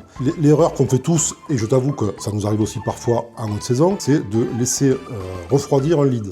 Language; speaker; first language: French; native; French